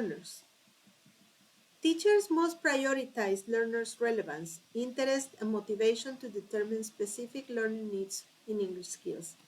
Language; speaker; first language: English; non-native, fluent; Spanish